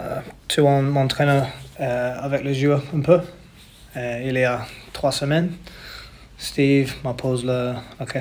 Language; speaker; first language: French; non-native, learner; English